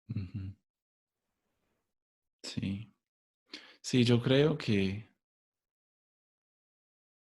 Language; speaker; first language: Spanish; non-native, fluent; English